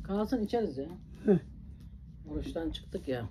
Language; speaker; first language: Turkish; native; Turkish